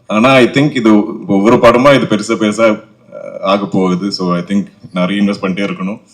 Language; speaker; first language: Tamil; non-native, local second language; Malayalam